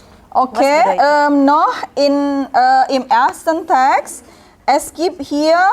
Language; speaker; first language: German; non-native, learner; Indonesian